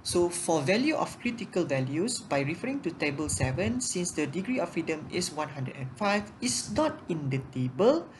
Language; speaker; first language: English; non-native, local second language; Malay